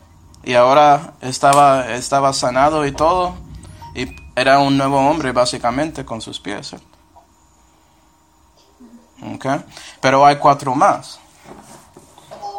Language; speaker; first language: Spanish; non-native, fluent; English